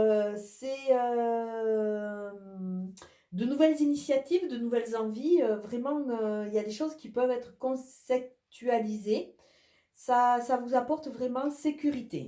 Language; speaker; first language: French; native; French